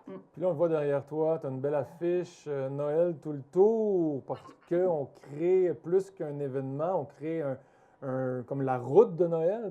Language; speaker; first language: French; native; French